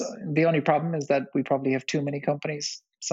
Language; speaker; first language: English; native; English